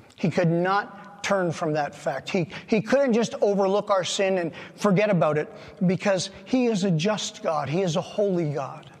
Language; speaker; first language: English; native; English